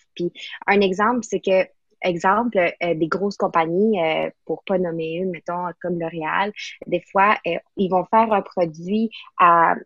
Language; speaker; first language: French; non-native, fluent; Spanish